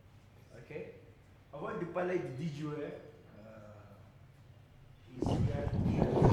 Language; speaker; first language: French; non-native, learner; Portuguese